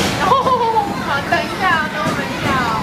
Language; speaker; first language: Chinese; native; Chinese